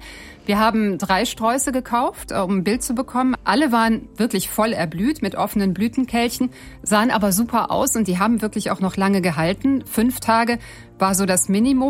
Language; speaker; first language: German; native; German